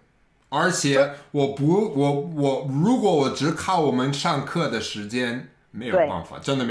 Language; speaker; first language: Chinese; non-native, fluent; English